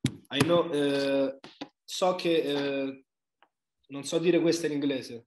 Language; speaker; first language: Italian; native; Italian